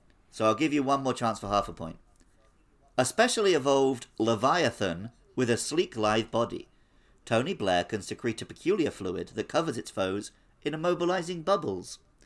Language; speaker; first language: English; native; English